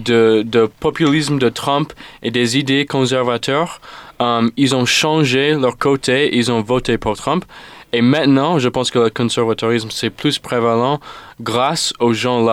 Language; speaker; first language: French; non-native, fluent; English